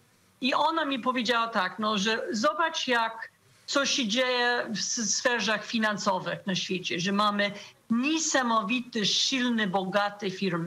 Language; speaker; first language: Polish; non-native, fluent; English